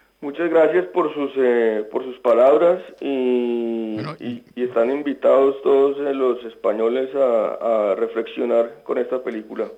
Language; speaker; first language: Spanish; non-native, fluent; Greek